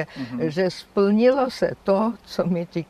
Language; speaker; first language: Czech; non-native, fluent; Georgian